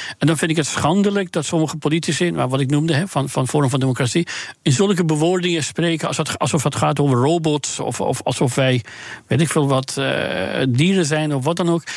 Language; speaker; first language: Dutch; non-native, fluent; Persian